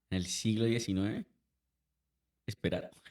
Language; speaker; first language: Spanish; native; Spanish